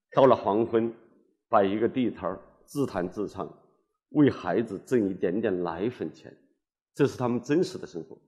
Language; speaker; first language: Chinese; native; Chinese